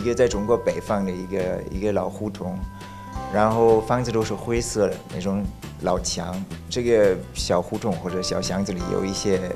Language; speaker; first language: Chinese; non-native, fluent; German